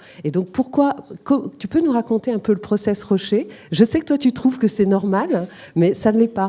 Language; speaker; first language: French; native; French